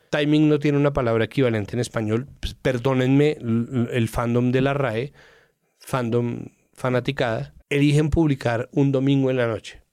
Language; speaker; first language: Spanish; native; Spanish